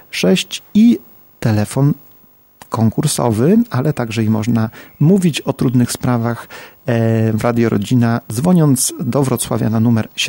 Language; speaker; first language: Polish; native; Polish